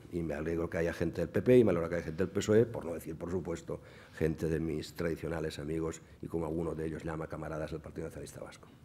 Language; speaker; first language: Spanish; non-native, local second language; Catalan